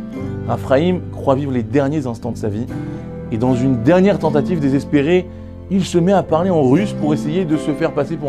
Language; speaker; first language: French; native; French